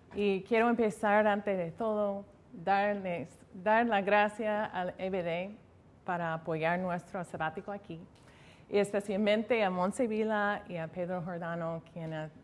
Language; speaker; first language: Spanish; non-native, learner; English